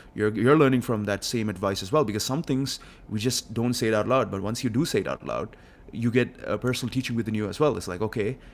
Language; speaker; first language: English; non-native, local second language; Telugu